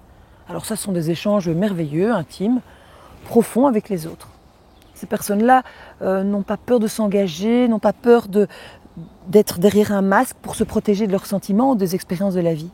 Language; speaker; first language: French; native; French